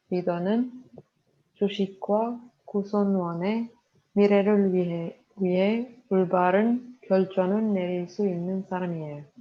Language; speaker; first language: Korean; non-native, learner; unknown